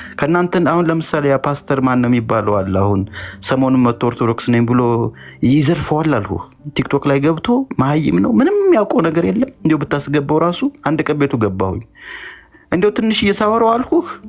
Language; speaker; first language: Amharic; native; Amharic